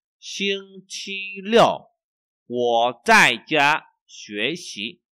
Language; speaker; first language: Chinese; non-native, fluent; Vietnamese